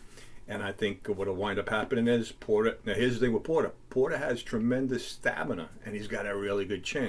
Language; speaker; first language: English; native; English